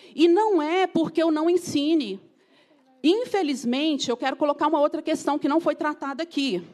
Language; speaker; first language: Portuguese; native; Portuguese